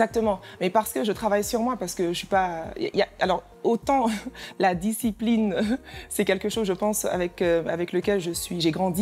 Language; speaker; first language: French; native; French